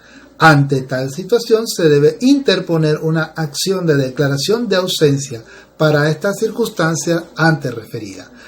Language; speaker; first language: Spanish; native; Spanish